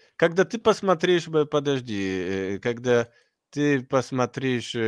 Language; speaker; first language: Russian; non-native, learner; Polish